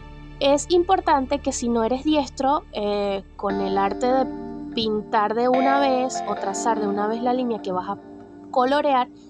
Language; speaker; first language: Spanish; native; Spanish